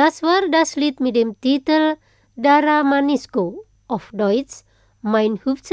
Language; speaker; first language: German; non-native, fluent; Indonesian